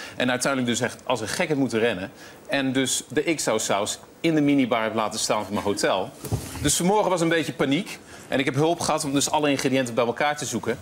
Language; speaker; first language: Dutch; native; Dutch